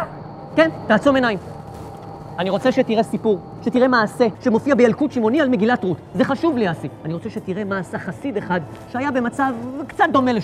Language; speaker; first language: Hebrew; native; Hebrew